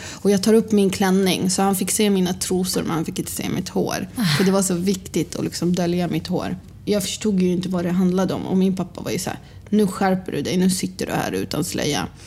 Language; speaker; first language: Swedish; early bilingual, other home language; Arabic